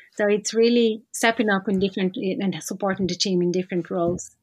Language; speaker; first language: English; non-native, fluent; Portuguese